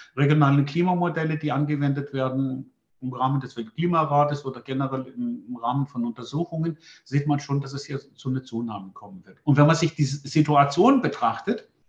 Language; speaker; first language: German; non-native, fluent; Greek